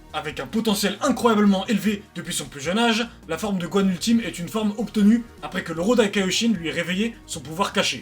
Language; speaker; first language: French; native; French